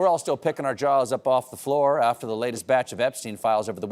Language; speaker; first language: English; native; English